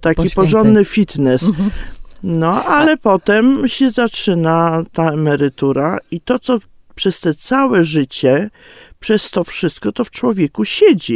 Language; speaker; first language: Polish; native; Polish